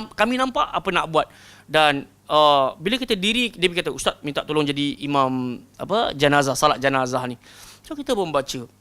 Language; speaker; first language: Malay; native; Malay